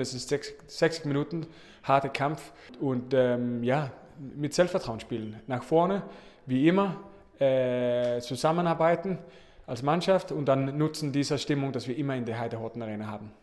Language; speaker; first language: German; non-native, learner; Danish